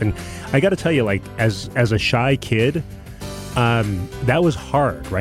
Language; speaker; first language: English; early bilingual, other home language; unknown